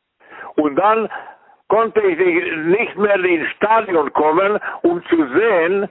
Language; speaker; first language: German; non-native, fluent; Serbian